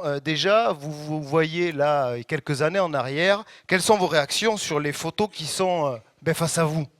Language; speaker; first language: French; native; French